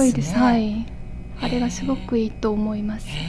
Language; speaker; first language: Japanese; non-native, fluent; Korean